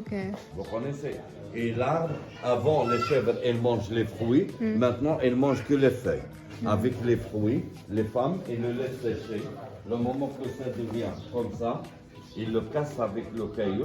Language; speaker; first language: French; non-native, local second language; Arabic